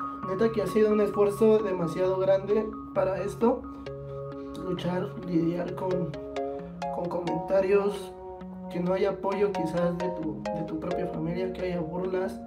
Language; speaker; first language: Spanish; native; Spanish